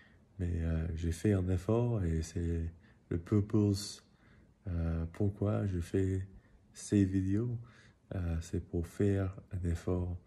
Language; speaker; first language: French; non-native, learner; English